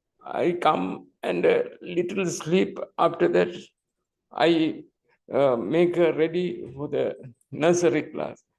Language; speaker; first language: English; non-native, learner; Tamil